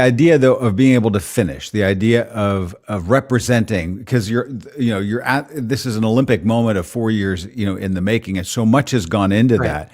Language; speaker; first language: English; native; English